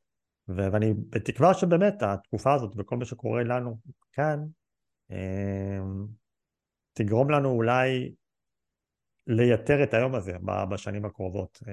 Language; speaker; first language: Hebrew; native; Hebrew